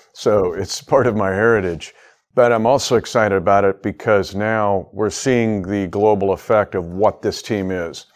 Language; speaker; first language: English; native; English